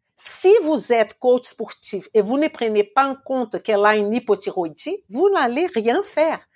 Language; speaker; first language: French; non-native, fluent; Portuguese